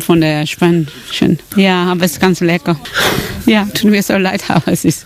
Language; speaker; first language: German; non-native, learner; Spanish